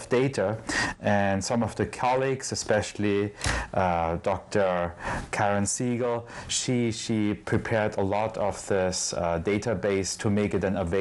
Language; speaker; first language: English; non-native, fluent; German